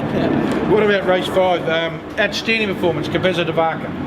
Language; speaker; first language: English; native; English